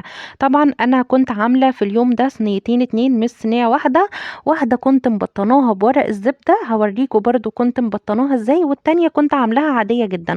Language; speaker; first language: Arabic; native; Arabic